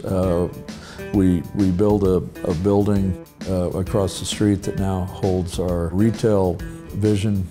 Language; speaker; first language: English; native; English